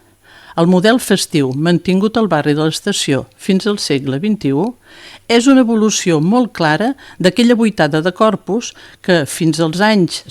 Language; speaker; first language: Catalan; native; Catalan